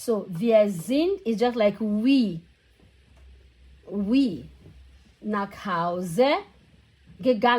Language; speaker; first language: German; non-native, fluent; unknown